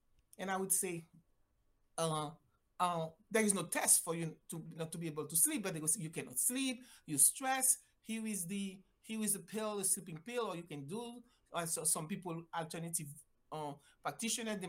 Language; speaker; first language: English; non-native, fluent; Haitian Creole